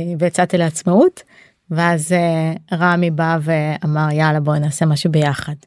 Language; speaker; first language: Hebrew; native; Hebrew